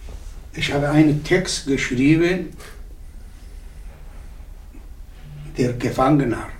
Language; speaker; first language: German; non-native, learner; Arabic